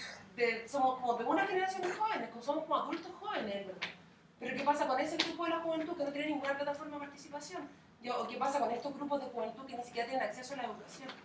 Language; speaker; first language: Spanish; native; Spanish